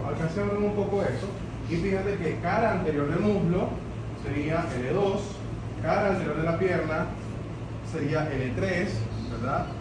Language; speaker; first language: Spanish; native; Spanish